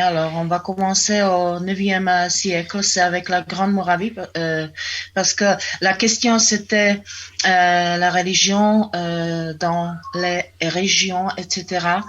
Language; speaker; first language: French; non-native, fluent; Czech